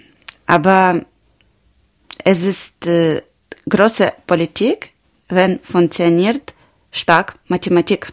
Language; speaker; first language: German; non-native, learner; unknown